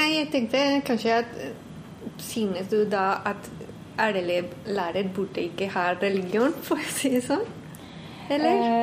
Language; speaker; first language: Norwegian; non-native, fluent; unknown